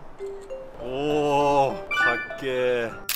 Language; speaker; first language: Japanese; native; Japanese